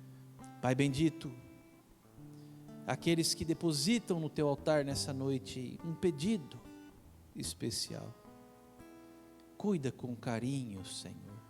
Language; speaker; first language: Portuguese; native; Portuguese